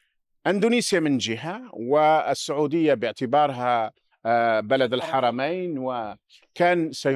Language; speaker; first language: Arabic; native; Arabic